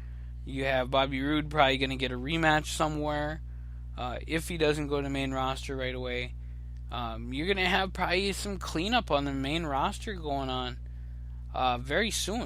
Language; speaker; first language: English; native; English